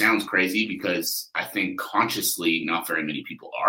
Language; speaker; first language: English; native; English